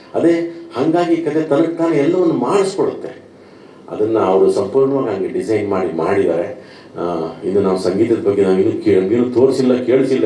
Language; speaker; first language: Kannada; native; Kannada